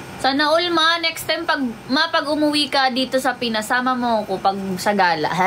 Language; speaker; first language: Filipino; non-native, local second language; Waray